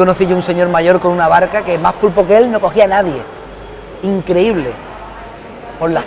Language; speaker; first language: Spanish; native; Spanish